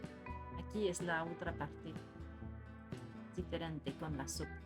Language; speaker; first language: Spanish; non-native, learner; French